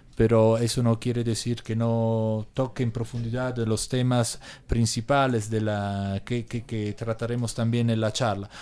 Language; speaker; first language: Spanish; non-native, fluent; Italian